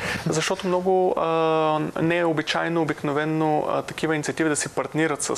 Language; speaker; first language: Bulgarian; native; Bulgarian